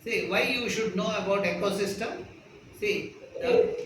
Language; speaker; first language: English; non-native, local second language; Kannada